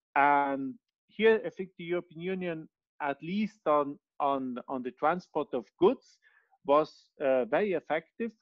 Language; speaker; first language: English; non-native, fluent; Italian